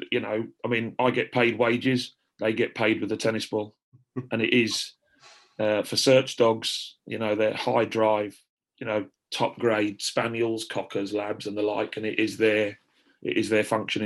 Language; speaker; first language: English; native; English